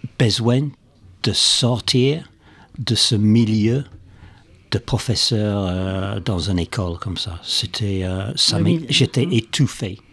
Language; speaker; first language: French; non-native, learner; English